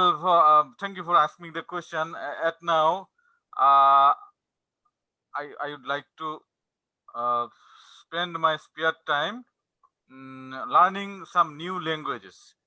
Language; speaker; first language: English; non-native, learner; Bangla